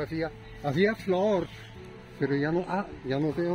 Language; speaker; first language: Spanish; non-native, fluent; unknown